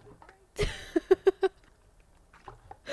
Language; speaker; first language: English; native; English